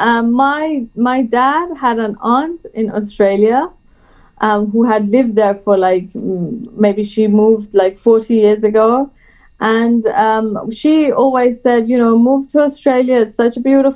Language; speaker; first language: English; early bilingual, other home language; Persian